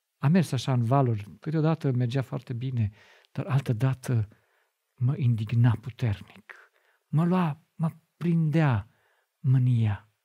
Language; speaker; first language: Romanian; non-native, fluent; German